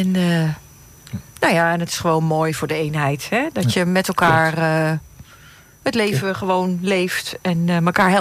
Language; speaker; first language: Dutch; native; Dutch